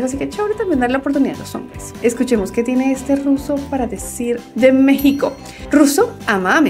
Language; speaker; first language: Spanish; native; Spanish